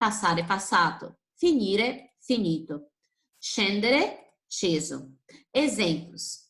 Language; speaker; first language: Italian; non-native, fluent; Portuguese